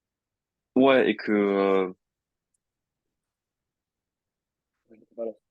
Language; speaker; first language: French; non-native, fluent; English